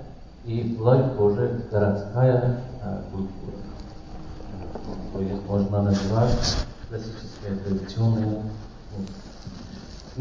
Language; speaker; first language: Russian; non-native, learner; Persian